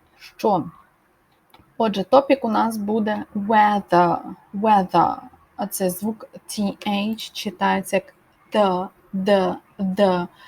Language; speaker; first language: Ukrainian; native; Ukrainian